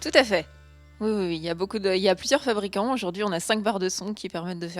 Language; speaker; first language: French; native; French